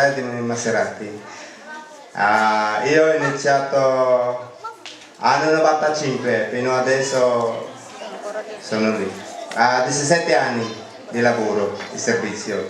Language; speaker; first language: Italian; non-native, learner; Filipino